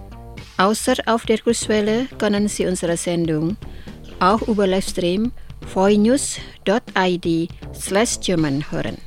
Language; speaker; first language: German; non-native, fluent; Indonesian